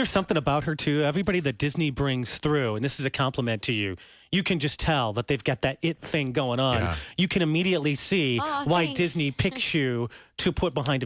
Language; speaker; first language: English; native; English